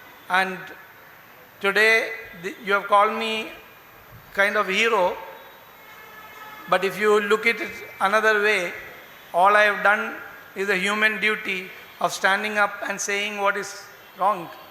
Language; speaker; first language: English; non-native, local second language; Malayalam